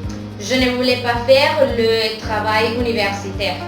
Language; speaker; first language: French; non-native, fluent; Spanish